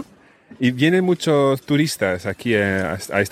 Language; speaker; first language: Spanish; non-native, fluent; English